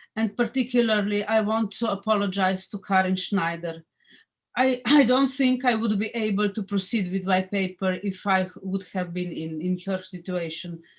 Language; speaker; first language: English; non-native, fluent; Slovenian